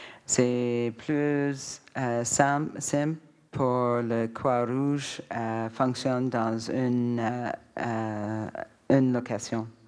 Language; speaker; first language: French; non-native, learner; English